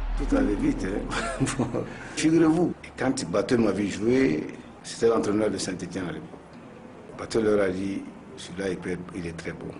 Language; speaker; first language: French; non-native, local second language; Bambara